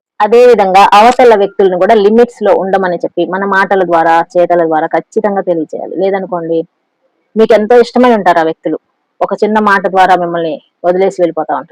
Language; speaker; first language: Telugu; native; Telugu